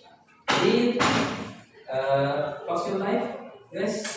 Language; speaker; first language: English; non-native, learner; Indonesian